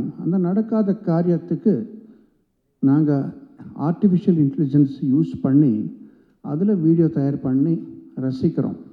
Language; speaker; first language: Tamil; non-native, local second language; Telugu